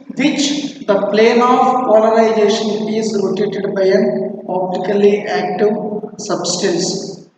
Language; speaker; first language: English; non-native, local second language; Telugu